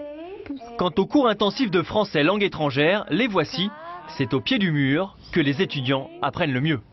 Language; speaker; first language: French; native; French